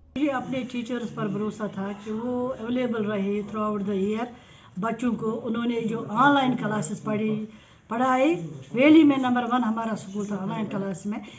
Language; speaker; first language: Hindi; non-native, local second language; Kashmiri